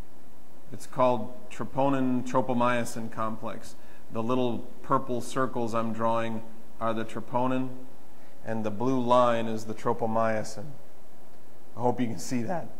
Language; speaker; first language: English; native; English